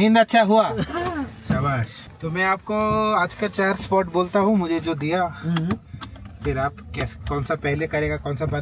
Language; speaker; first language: Hindi; non-native, learner; Bangla